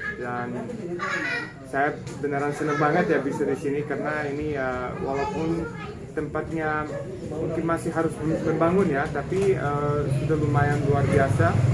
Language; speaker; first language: Indonesian; non-native, fluent; Serbian